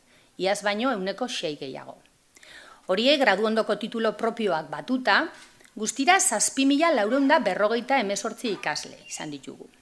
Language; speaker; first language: Basque; native; Basque